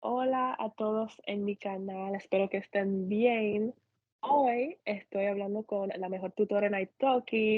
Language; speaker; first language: Spanish; non-native, fluent; English